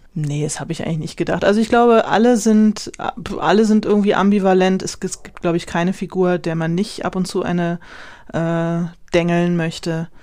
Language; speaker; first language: German; native; German